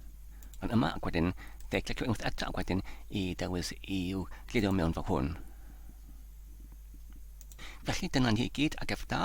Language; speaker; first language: Welsh; non-native, fluent; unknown